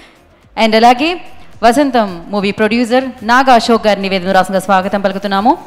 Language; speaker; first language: Telugu; native; Telugu